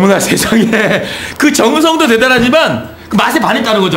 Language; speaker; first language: Korean; native; Korean